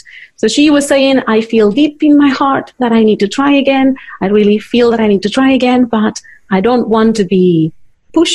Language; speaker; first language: English; non-native, fluent; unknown